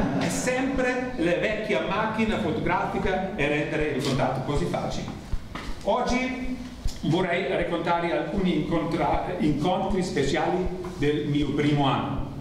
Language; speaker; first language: Italian; non-native, learner; German